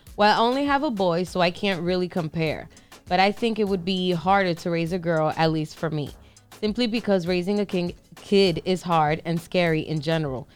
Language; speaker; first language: English; early bilingual, other home language; Spanish